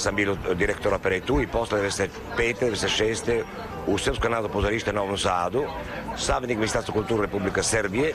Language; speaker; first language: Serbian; non-native, learner; Italian